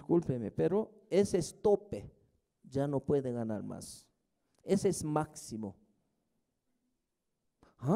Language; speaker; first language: Spanish; non-native, fluent; Korean